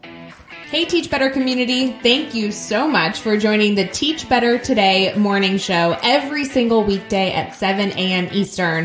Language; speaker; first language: English; native; English